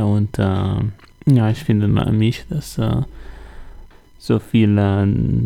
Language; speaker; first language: German; non-native, learner; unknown